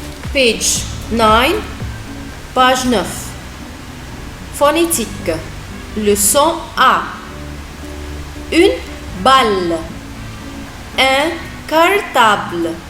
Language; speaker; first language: French; non-native, fluent; Arabic